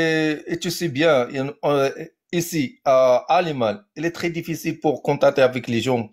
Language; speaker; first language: French; non-native, learner; Arabic